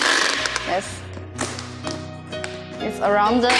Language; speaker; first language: English; non-native, learner; Chinese